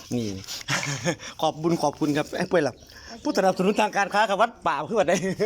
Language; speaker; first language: Thai; native; Thai